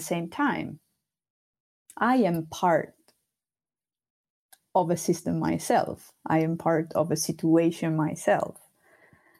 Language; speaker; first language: English; non-native, fluent; Sardinian